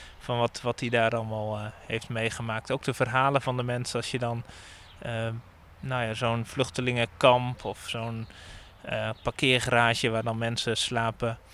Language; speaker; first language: Dutch; native; Dutch